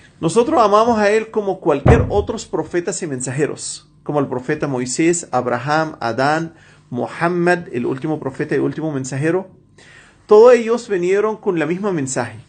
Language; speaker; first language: Spanish; non-native, fluent; Arabic